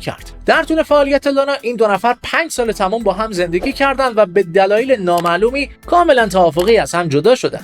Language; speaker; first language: Persian; native; Persian